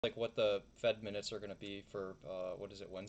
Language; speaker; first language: English; native; English